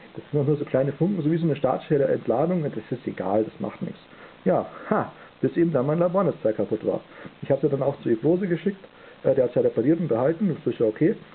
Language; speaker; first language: German; native; German